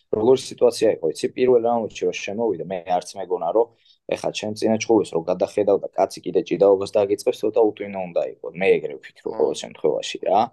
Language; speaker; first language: Georgian; native; Georgian